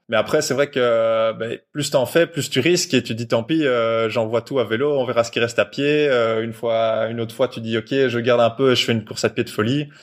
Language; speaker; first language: French; native; French